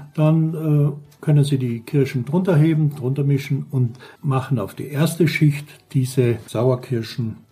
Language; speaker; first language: German; native; German